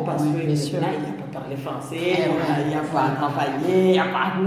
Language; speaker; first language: French; non-native, learner; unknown